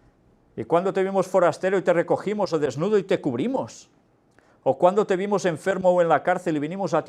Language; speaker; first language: Spanish; native; Spanish